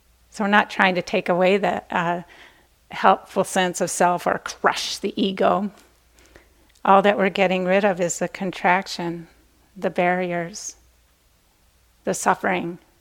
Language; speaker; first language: English; native; English